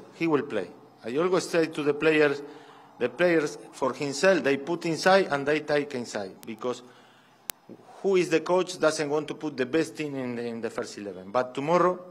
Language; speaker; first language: English; non-native, fluent; Spanish